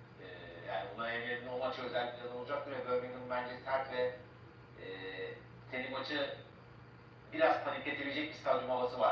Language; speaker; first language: Turkish; native; Turkish